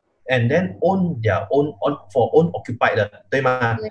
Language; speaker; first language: English; non-native, local second language; Chinese